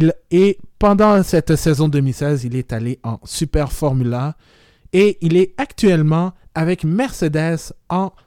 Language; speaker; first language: French; native; French